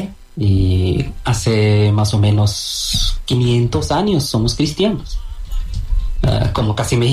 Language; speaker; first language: Spanish; non-native, learner; Bangla